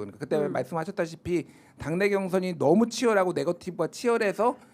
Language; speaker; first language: Korean; native; Korean